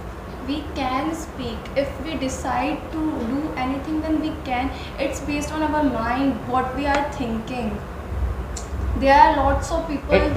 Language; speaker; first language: English; non-native, learner; Hindi